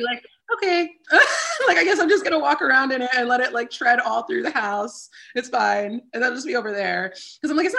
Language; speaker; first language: English; native; English